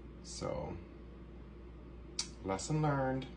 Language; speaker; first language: English; native; English